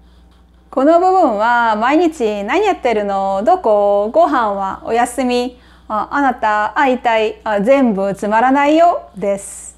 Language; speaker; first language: Japanese; non-native, fluent; Korean